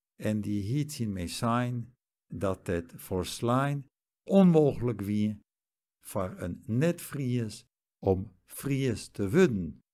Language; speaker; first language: Western Frisian; non-native, fluent; German